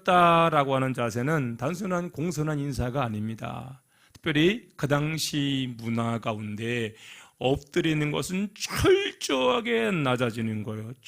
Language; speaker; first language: Korean; native; Korean